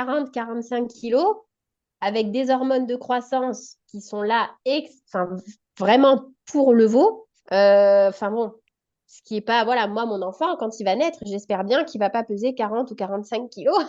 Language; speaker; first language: French; native; French